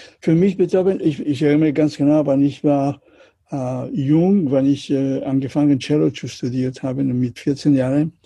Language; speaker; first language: German; non-native, learner; Catalan